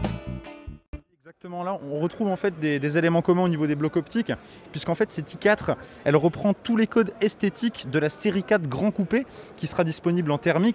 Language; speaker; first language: French; native; French